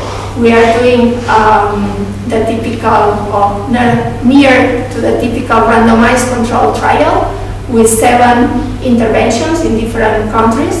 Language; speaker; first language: English; non-native, fluent; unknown